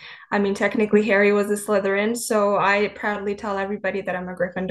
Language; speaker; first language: English; native; English